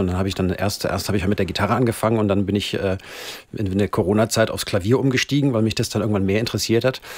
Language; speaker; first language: German; native; German